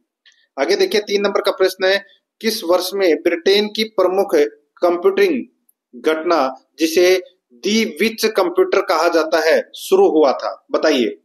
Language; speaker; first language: Hindi; native; Hindi